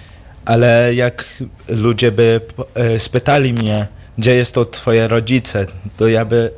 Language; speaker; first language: Polish; early bilingual, heritage; English